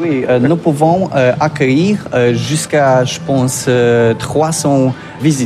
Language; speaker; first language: French; non-native, learner; Polish